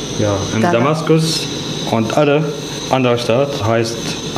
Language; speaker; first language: German; non-native, learner; Arabic